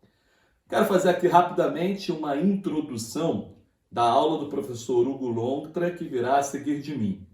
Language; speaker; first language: Portuguese; native; Portuguese